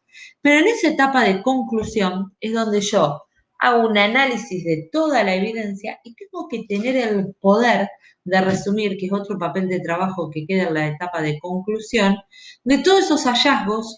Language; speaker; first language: Spanish; native; Spanish